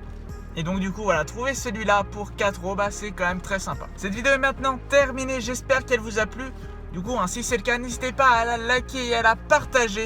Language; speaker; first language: French; native; French